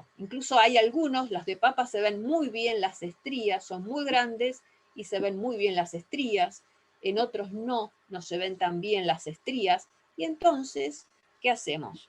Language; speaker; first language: Spanish; native; Spanish